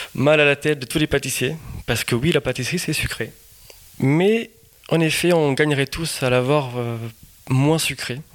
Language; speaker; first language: French; non-native, fluent; Portuguese